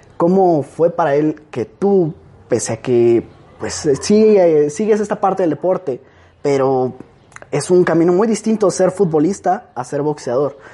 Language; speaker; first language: Spanish; native; Spanish